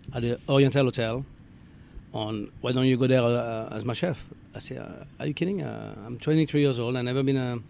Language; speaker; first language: English; non-native, fluent; French